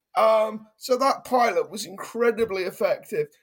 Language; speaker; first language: English; native; English